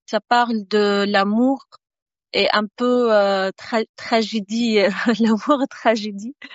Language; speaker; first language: French; non-native, fluent; Arabic